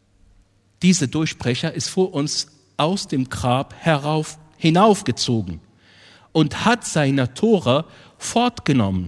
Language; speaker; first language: German; non-native, fluent; Arabic